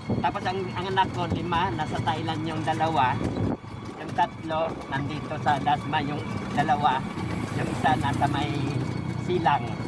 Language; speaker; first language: Filipino; non-native, local second language; Cebuano